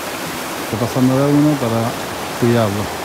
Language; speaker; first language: Spanish; native; Spanish